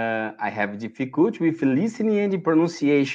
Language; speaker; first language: English; non-native, learner; Portuguese